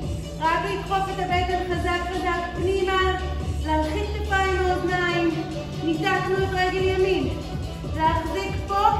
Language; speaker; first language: Hebrew; native; Hebrew